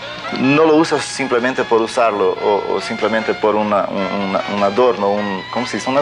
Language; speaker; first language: Spanish; non-native, fluent; Portuguese